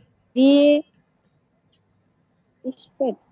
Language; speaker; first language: German; non-native, learner; Bangla